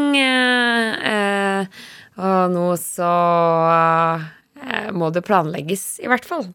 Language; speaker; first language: Norwegian; native; Norwegian